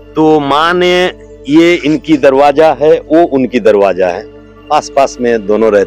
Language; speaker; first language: Hindi; non-native, local second language; Odia